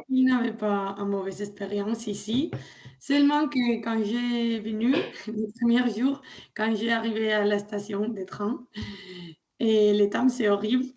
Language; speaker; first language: French; non-native, learner; Spanish